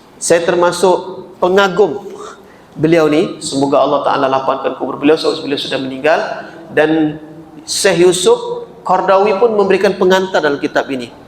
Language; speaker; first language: Malay; native; Malay